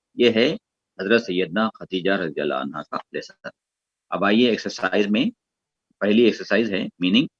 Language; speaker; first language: Urdu; native; Urdu